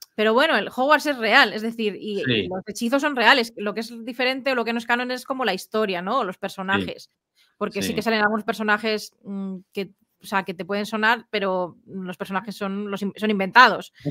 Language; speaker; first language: Spanish; native; Spanish